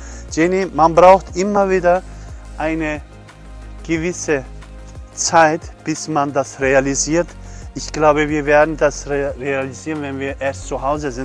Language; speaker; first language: German; non-native, fluent; Turkish